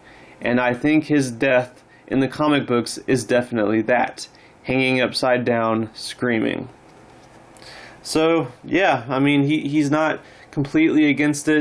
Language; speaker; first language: English; native; English